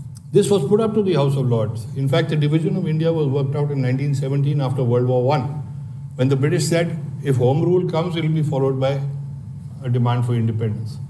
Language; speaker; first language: English; non-native, local second language; Hindi